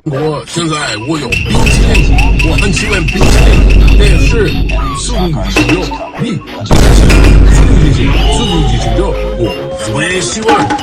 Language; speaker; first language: Chinese; non-native, learner; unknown